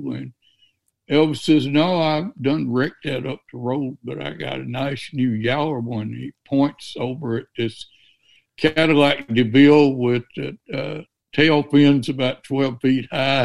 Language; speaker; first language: English; native; English